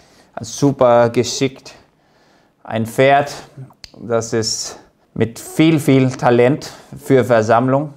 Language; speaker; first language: German; non-native, fluent; Danish